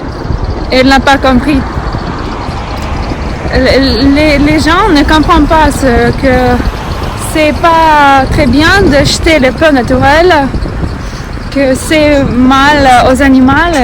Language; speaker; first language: French; non-native, learner; Russian